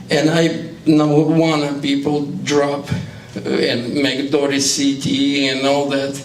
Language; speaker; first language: English; non-native, learner; Estonian